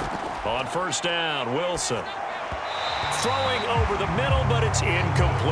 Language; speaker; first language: English; native; English